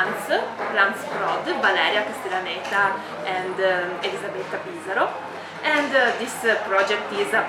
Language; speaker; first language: English; non-native, fluent; Italian